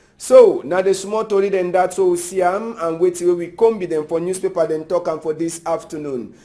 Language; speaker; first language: Nigerian Pidgin; native; Nigerian Pidgin